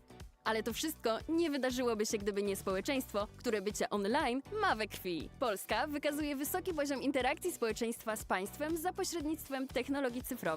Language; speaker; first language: Polish; native; Polish